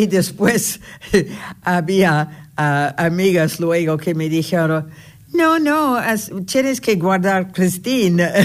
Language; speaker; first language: Spanish; non-native, fluent; English